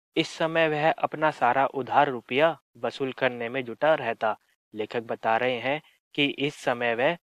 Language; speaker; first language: Hindi; native; Hindi